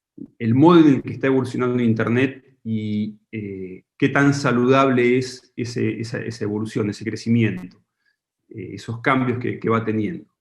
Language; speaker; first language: Spanish; native; Spanish